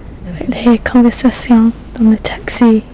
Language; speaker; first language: French; non-native, learner; English